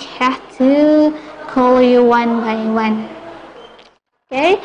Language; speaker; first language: English; non-native, local second language; Indonesian